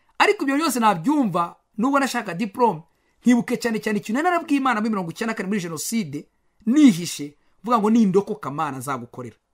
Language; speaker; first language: Kinyarwanda; native; Kinyarwanda